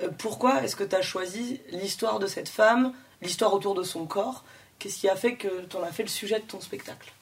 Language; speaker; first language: French; native; French